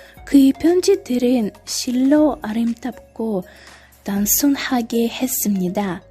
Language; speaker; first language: Korean; non-native, learner; Russian